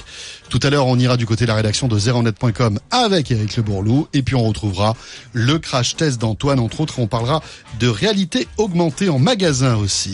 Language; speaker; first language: French; native; French